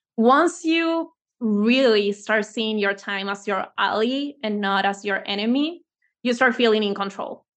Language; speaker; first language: English; non-native, fluent; Spanish